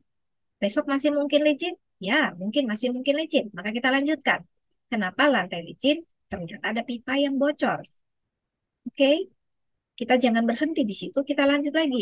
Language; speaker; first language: Indonesian; native; Indonesian